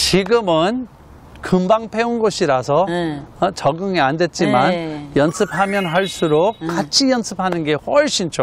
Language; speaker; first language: Korean; non-native, fluent; English